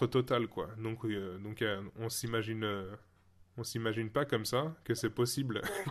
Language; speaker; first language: French; native; French